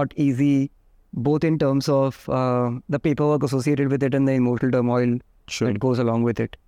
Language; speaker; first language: English; non-native, local second language; Hindi